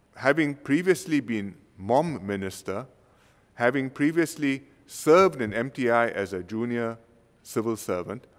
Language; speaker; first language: English; native; English